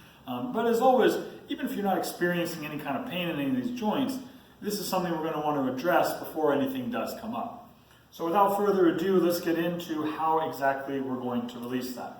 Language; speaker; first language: English; native; English